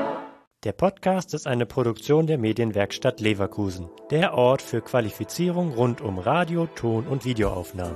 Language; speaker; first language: German; native; German